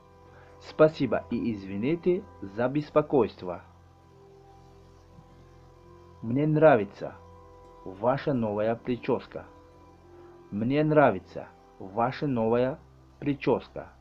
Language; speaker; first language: Russian; non-native, learner; Tajik